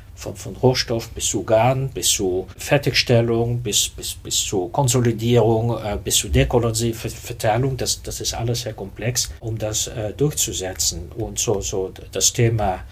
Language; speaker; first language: German; non-native, fluent; Dutch